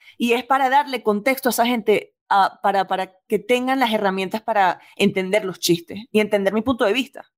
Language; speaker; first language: Spanish; native; Spanish